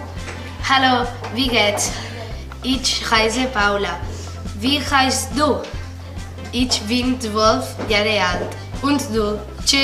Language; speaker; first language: German; non-native, learner; Catalan